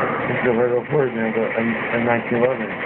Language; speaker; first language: English; native; English